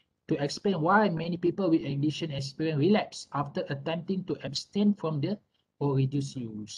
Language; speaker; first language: English; non-native, local second language; Malay